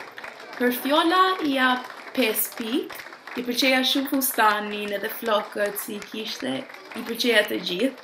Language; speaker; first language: Albanian; early bilingual, heritage; Albanian